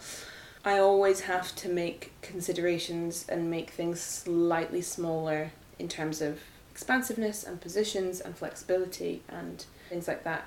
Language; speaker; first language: English; native; English